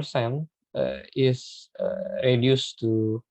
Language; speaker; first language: English; non-native, learner; Indonesian